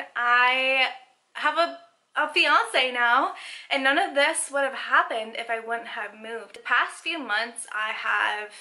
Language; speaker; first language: English; native; English